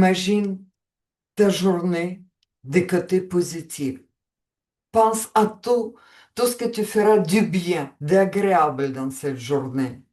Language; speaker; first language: French; non-native, fluent; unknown